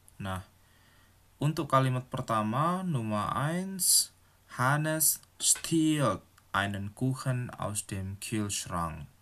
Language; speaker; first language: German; non-native, fluent; Indonesian